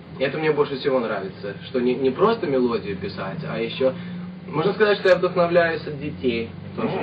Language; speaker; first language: Russian; early bilingual, heritage; Russian